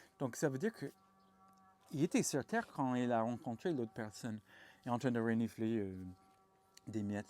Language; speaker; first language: French; non-native, fluent; English